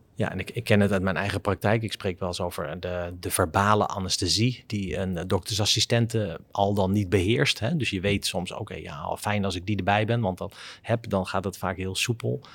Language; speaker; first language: Dutch; native; Dutch